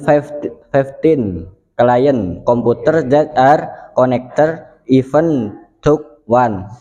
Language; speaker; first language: English; non-native, learner; Indonesian